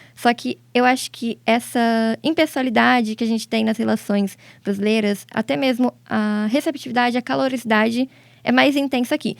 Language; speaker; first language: Portuguese; native; Portuguese